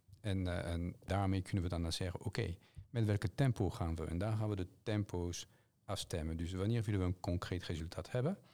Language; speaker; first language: Dutch; non-native, fluent; French